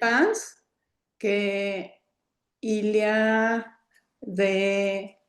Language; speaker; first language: French; non-native, learner; Spanish